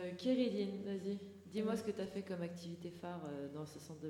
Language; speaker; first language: French; native; French